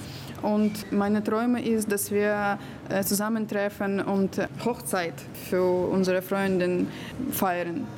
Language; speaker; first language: German; non-native, learner; Ukrainian